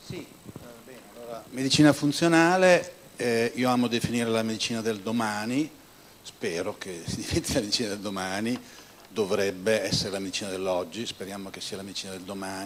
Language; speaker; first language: Italian; native; Italian